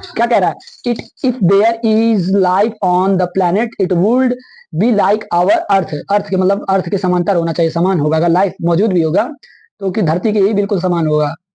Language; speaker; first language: Hindi; native; Hindi